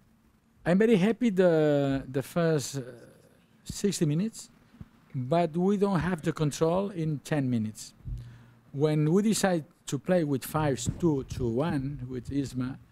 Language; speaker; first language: English; non-native, learner; Spanish